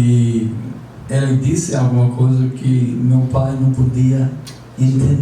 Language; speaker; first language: Portuguese; non-native, fluent; English